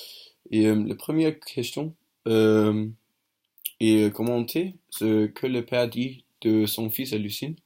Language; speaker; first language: French; non-native, learner; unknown